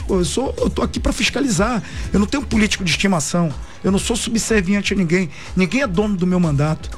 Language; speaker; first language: Portuguese; native; Portuguese